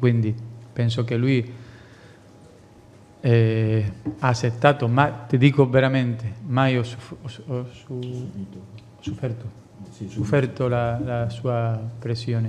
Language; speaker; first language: Italian; non-native, fluent; Spanish